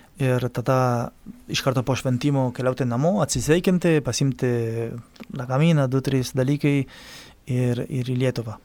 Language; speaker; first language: Lithuanian; non-native, fluent; Spanish